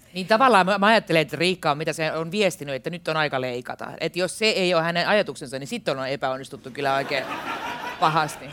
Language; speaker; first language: Finnish; native; Finnish